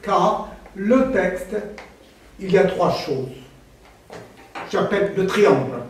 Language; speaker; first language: French; non-native, fluent; Armenian